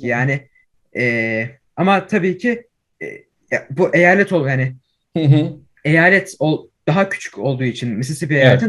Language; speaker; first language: Turkish; early bilingual, heritage; Turkish